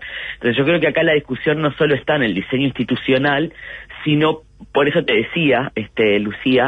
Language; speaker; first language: Spanish; native; Spanish